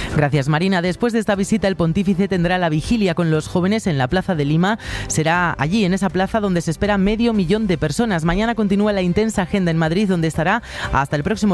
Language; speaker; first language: Spanish; native; Spanish